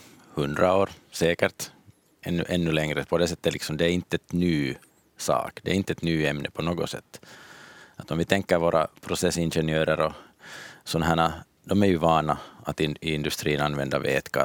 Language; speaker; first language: Swedish; native; Swedish